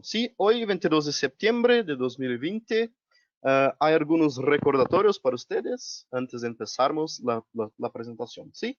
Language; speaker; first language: Spanish; non-native, local second language; Portuguese